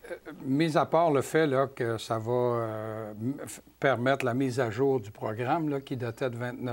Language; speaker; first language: French; native; French